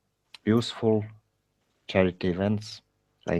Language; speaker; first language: English; non-native, learner; Russian